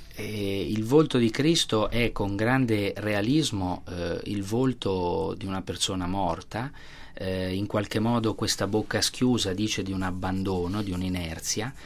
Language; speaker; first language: Italian; native; Italian